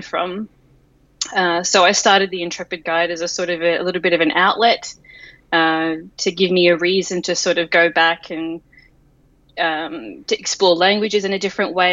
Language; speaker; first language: English; native; English